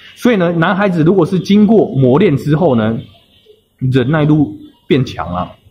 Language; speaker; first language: Chinese; native; Chinese